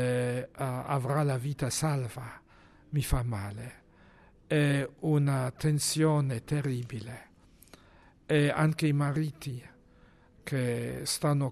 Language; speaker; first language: Italian; non-native, fluent; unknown